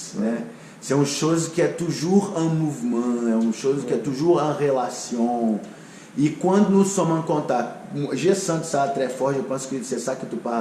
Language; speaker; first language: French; non-native, learner; Portuguese